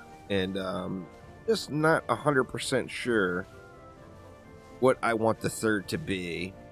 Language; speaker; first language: English; native; English